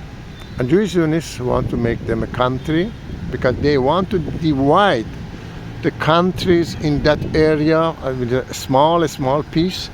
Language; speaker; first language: English; non-native, learner; Persian